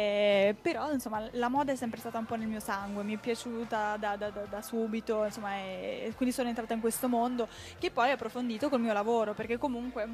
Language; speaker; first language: Italian; native; Italian